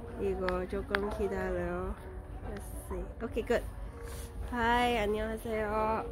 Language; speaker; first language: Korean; non-native, learner; English